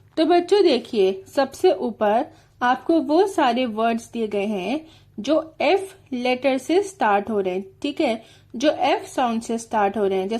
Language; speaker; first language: Hindi; native; Hindi